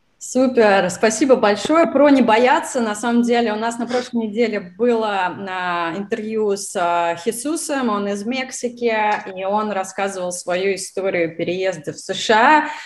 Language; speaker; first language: Russian; native; Russian